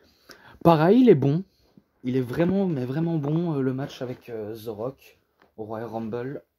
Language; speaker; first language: French; native; French